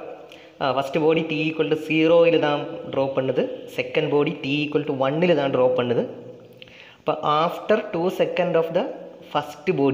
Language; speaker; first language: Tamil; non-native, local second language; Malayalam